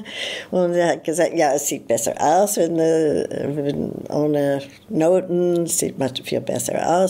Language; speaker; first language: German; non-native, fluent; English